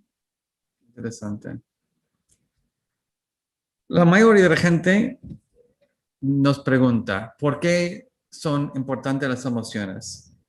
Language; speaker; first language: Spanish; non-native, learner; English